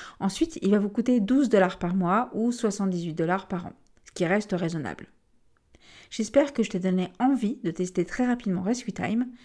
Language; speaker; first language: French; native; French